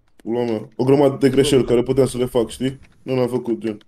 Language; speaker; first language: Romanian; early bilingual, other home language; English